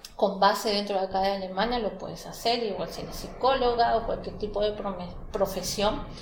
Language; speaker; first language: Spanish; native; Spanish